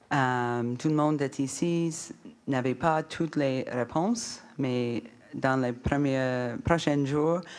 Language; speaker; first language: French; non-native, learner; English